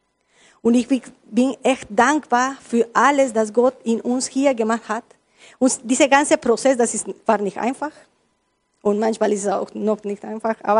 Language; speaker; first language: German; non-native, learner; Spanish